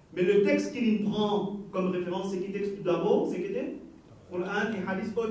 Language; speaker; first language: French; non-native, local second language; Haitian Creole